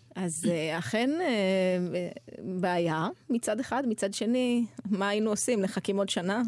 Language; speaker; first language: Hebrew; native; Hebrew